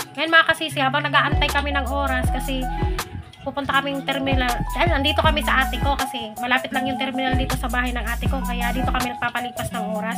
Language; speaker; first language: Filipino; non-native, local second language; Cebuano